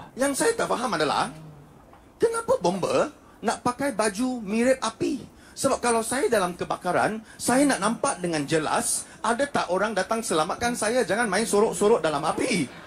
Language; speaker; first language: Malay; non-native, local second language; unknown